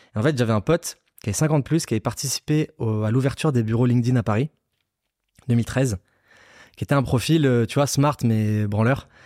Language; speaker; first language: French; native; French